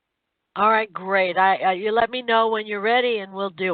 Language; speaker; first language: English; native; English